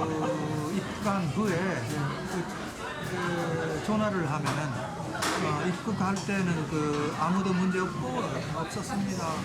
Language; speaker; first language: Korean; early bilingual, heritage; Japanese